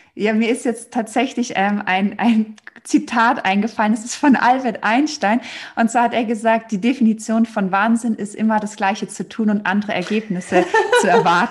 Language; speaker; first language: German; native; German